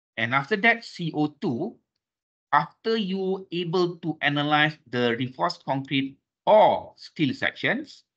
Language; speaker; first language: English; non-native, local second language; Malay